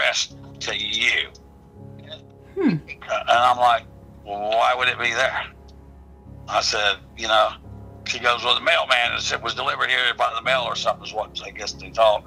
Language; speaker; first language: English; native; English